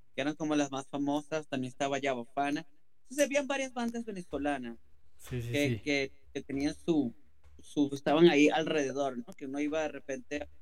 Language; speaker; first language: Spanish; native; Spanish